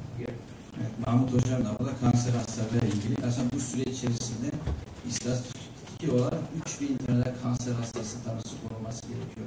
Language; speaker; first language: Turkish; native; Turkish